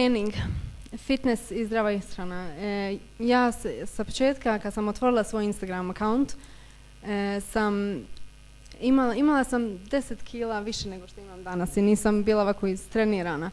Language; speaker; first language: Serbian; early bilingual, heritage; Bosnian